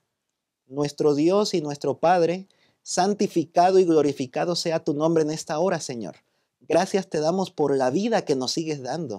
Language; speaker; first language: Spanish; native; Spanish